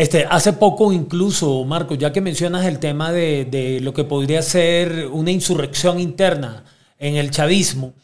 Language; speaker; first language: Spanish; native; Spanish